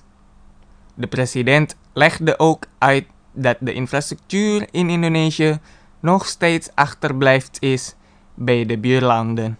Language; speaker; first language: Dutch; non-native, fluent; Indonesian